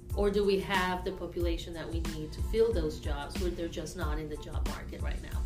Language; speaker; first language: English; non-native, fluent; Spanish